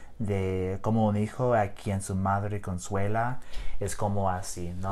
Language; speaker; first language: Spanish; non-native, learner; English